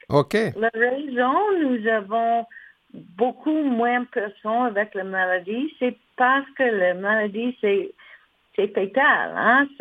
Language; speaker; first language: French; non-native, learner; English